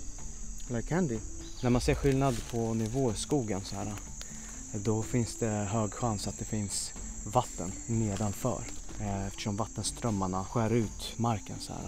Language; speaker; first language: Swedish; native; Swedish